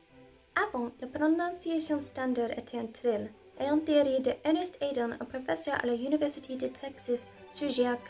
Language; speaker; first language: French; non-native, learner; English